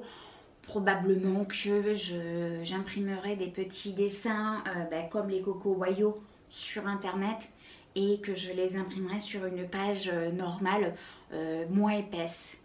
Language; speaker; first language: French; native; French